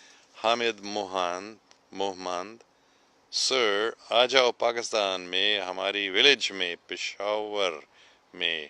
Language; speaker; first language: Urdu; non-native, fluent; English